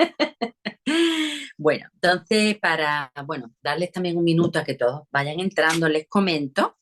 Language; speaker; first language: Spanish; native; Spanish